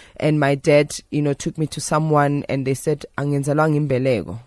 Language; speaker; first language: English; non-native, local second language; Zulu